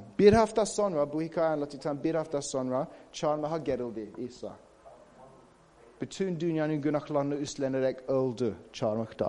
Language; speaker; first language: Turkish; non-native, fluent; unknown